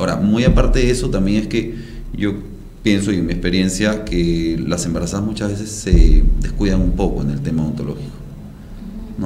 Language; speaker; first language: Spanish; native; Spanish